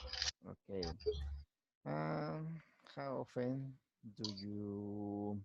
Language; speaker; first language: English; non-native, learner; Spanish